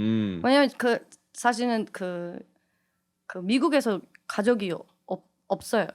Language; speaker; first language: Korean; early bilingual, heritage; English